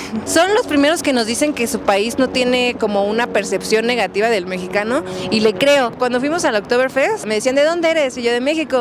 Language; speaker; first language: Spanish; native; Spanish